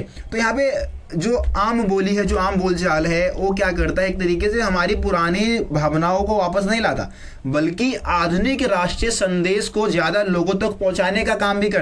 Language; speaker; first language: Hindi; native; Hindi